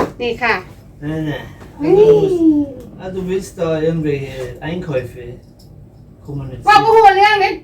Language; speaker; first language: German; non-native, learner; Thai